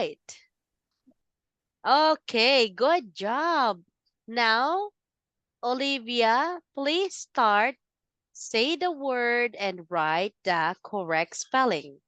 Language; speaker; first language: English; non-native, fluent; Filipino